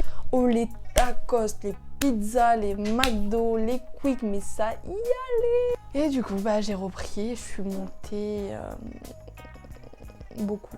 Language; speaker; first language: French; native; French